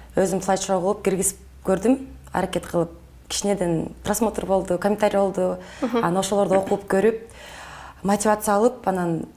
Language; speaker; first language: Kyrgyz; non-native, local second language; Russian